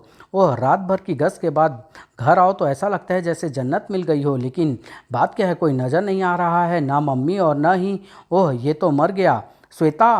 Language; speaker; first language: Hindi; native; Hindi